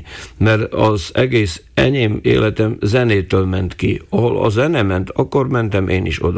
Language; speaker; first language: Hungarian; non-native, local second language; Slovak